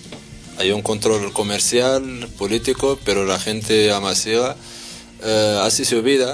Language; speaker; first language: Spanish; non-native, fluent; Central Atlas Tamazight